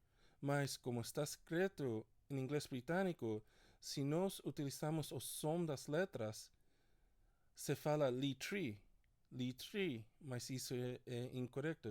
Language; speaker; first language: Portuguese; non-native, learner; English